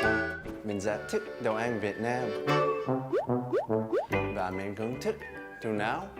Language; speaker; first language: Vietnamese; early bilingual, heritage; Vietnamese